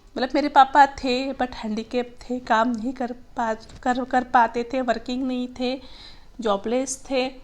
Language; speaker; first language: Hindi; non-native, local second language; Gujarati